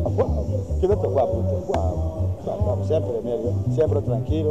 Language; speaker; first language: Italian; non-native, learner; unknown